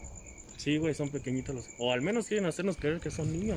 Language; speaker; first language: Spanish; native; Spanish